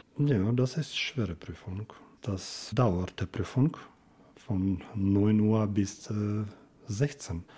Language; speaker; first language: German; non-native, learner; Ukrainian